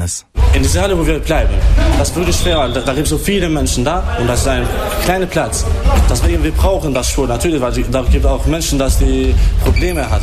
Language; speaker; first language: German; non-native, learner; Albanian